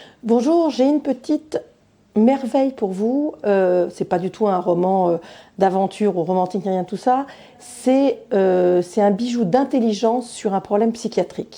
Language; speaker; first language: French; native; French